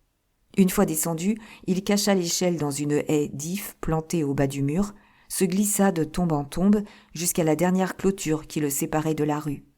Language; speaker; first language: French; native; French